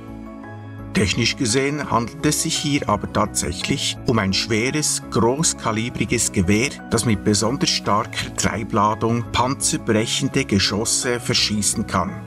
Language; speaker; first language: German; native; German